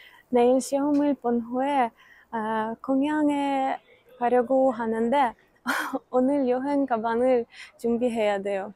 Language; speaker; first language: Korean; non-native, learner; Ukrainian